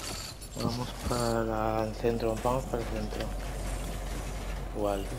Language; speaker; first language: Spanish; native; Spanish